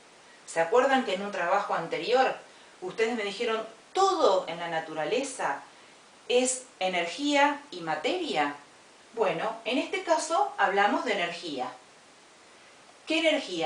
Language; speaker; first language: Spanish; native; Spanish